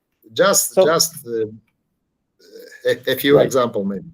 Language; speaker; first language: English; non-native, learner; Ukrainian